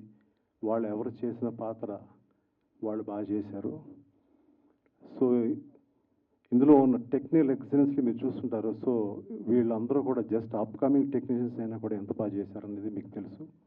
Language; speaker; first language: Telugu; native; Telugu